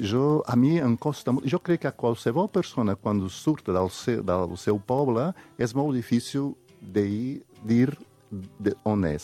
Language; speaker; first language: Catalan; non-native, fluent; Portuguese